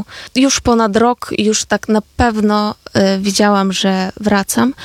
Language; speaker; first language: Polish; non-native, fluent; Ukrainian